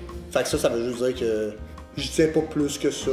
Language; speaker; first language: French; native; French